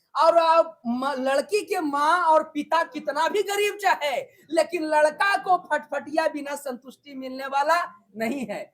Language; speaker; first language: Hindi; native; Hindi